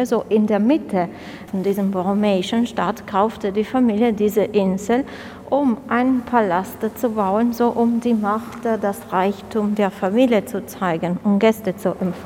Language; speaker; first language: German; non-native, fluent; Italian